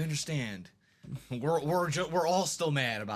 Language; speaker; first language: English; native; English